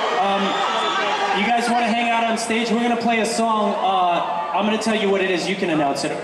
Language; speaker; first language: English; native; English